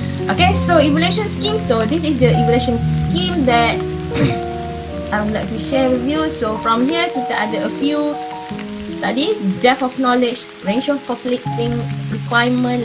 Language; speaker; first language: English; non-native, local second language; Malay